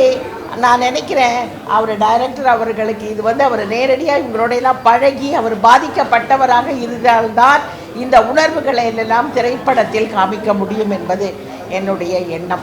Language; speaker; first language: Tamil; native; Tamil